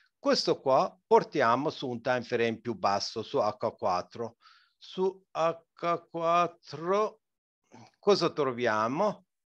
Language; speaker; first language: Italian; non-native, fluent; Persian